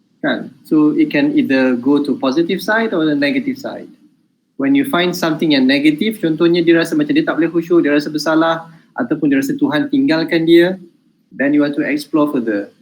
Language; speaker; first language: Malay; native; Malay